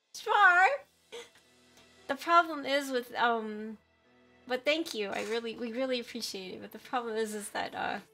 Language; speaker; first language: English; native; English